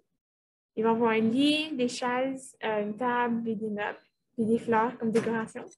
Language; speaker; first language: French; native; French